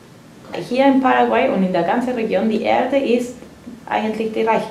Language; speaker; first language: German; non-native, fluent; Spanish